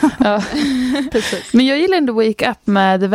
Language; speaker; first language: Swedish; native; Swedish